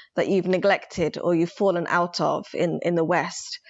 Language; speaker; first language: English; early bilingual, other home language; Somali